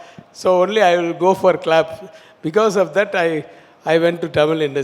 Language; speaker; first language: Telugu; non-native, learner; Tamil